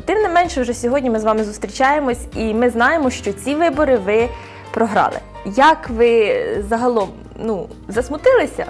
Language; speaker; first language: Ukrainian; native; Ukrainian